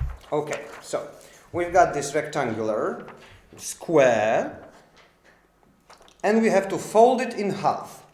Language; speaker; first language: English; non-native, fluent; Polish